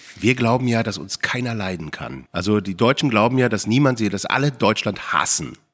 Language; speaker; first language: German; native; German